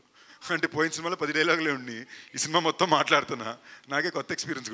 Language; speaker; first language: Telugu; native; Telugu